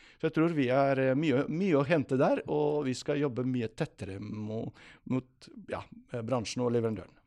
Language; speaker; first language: Norwegian; non-native, fluent; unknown